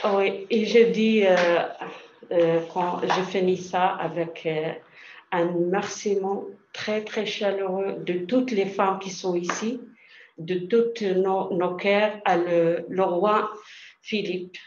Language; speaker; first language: French; non-native, learner; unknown